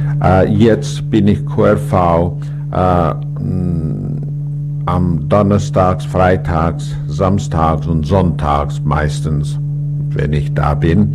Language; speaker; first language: German; non-native, learner; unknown